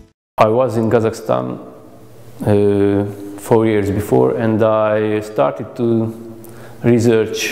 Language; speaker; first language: English; non-native, learner; Hungarian